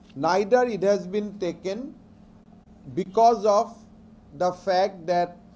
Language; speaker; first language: English; non-native, local second language; Assamese